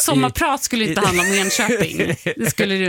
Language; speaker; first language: Swedish; native; Swedish